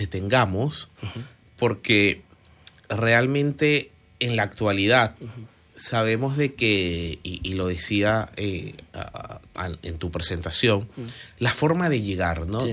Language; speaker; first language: Spanish; native; Spanish